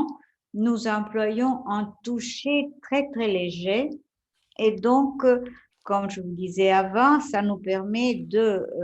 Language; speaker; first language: French; non-native, fluent; Italian